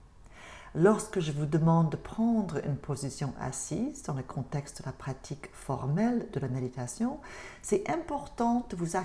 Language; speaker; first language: French; non-native, fluent; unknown